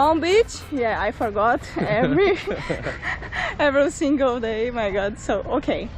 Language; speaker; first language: English; non-native, learner; Portuguese